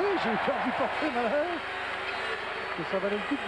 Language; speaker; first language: French; native; French